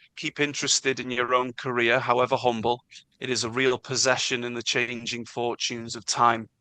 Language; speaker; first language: English; non-native, local second language; Welsh